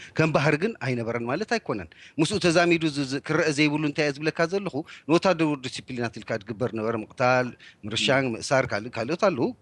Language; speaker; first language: Tigrinya; native; Tigrinya